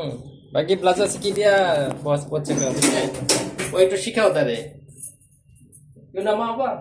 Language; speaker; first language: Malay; non-native, learner; Bangla